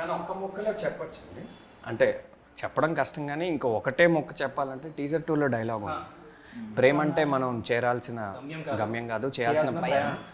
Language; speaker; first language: Telugu; native; Telugu